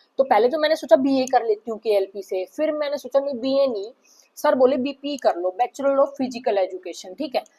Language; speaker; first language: Hindi; native; Hindi